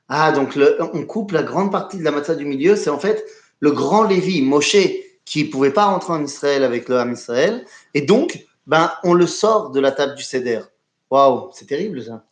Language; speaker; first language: French; native; French